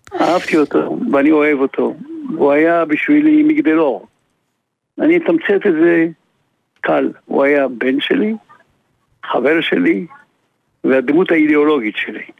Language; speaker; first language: Hebrew; non-native, fluent; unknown